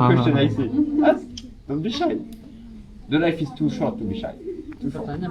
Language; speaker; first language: English; non-native, learner; French